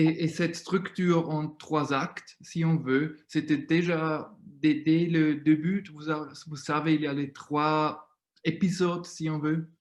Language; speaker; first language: French; non-native, fluent; German